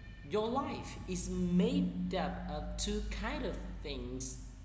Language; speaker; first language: English; non-native, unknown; Vietnamese